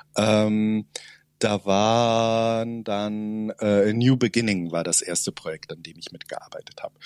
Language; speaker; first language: German; native; German